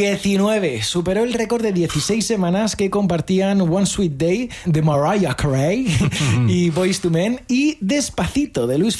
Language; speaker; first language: Spanish; native; Spanish